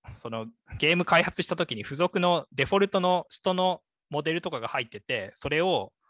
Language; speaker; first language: Japanese; native; Japanese